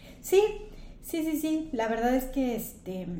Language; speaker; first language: Spanish; native; Spanish